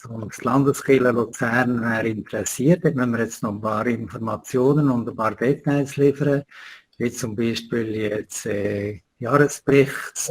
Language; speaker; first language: German; native; German